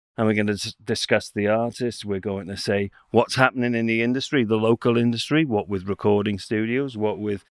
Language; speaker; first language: English; native; English